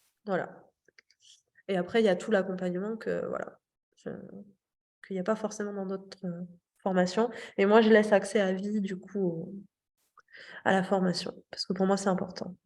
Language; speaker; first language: French; native; French